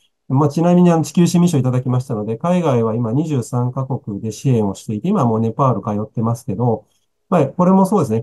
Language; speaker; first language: Japanese; native; Japanese